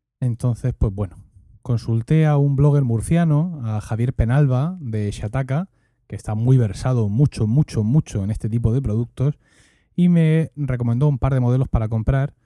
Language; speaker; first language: Spanish; native; Spanish